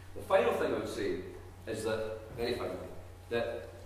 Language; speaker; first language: English; native; English